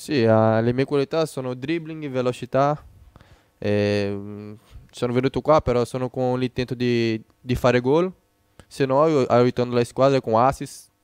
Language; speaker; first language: Italian; non-native, fluent; Portuguese